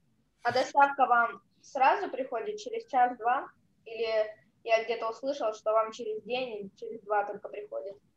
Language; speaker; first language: Russian; native; Russian